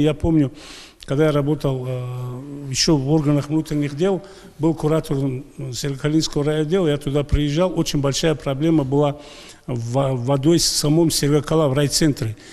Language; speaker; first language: Russian; native; Russian